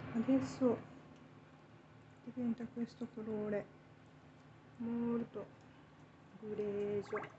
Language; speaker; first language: Italian; non-native, learner; Japanese